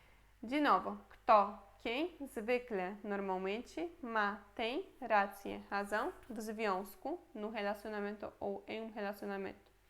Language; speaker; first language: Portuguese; non-native, fluent; Polish